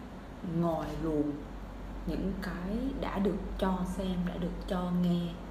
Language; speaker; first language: Vietnamese; native; Vietnamese